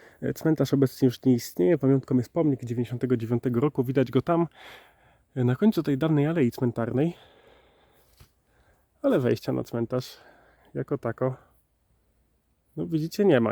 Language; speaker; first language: Polish; native; Polish